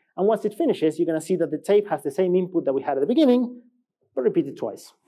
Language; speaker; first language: English; non-native, fluent; Spanish